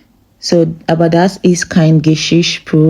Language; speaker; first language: German; non-native, fluent; English